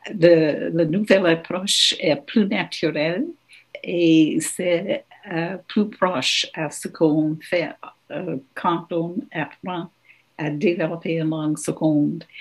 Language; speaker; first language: French; non-native, local second language; English